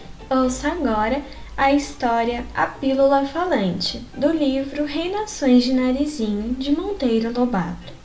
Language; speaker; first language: Portuguese; native; Portuguese